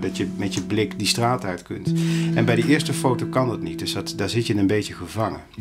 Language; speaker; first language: Dutch; native; Dutch